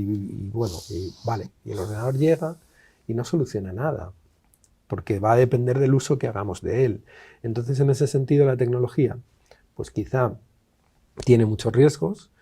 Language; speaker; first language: Spanish; native; Spanish